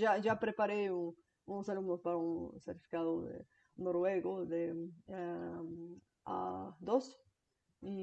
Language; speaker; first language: Spanish; non-native, fluent; Bulgarian